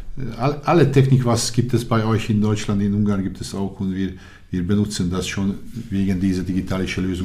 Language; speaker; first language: German; non-native, learner; Hungarian